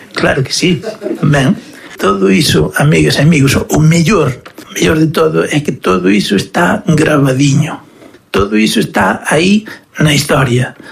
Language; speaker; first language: Galician; native; Galician